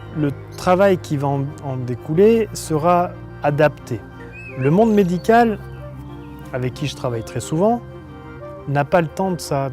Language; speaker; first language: French; native; French